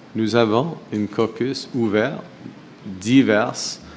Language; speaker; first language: French; non-native, fluent; English